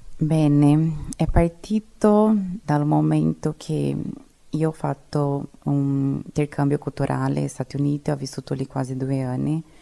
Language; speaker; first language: Italian; non-native, fluent; Portuguese